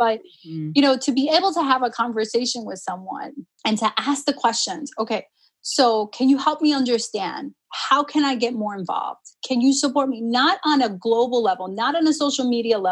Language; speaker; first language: English; early bilingual, other home language; Spanish